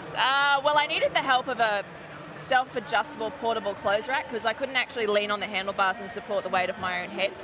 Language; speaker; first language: English; native; English